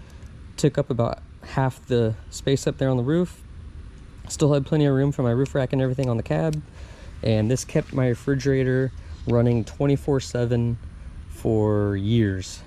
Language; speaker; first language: English; native; English